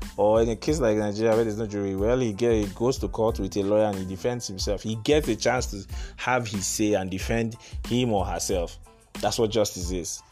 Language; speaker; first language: English; non-native, local second language; Igbo